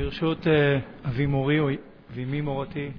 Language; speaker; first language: Hebrew; native; Hebrew